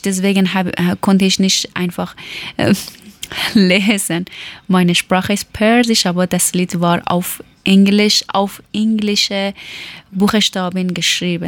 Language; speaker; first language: German; non-native, learner; Persian